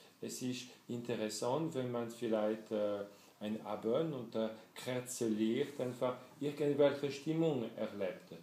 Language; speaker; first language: German; non-native, fluent; French